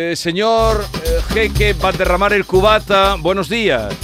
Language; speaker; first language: Spanish; native; Spanish